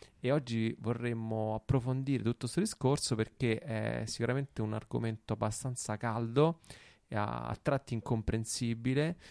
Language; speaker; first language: Italian; native; Italian